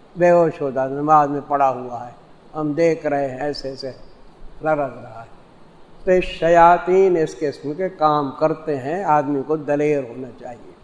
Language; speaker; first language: Urdu; non-native, local second language; Saraiki